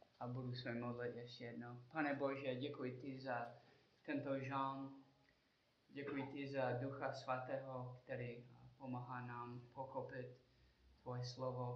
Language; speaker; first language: Czech; non-native, learner; English